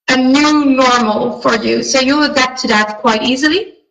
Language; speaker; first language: English; non-native, fluent; Dutch